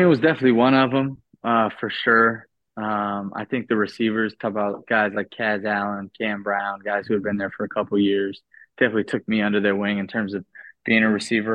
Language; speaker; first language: English; native; English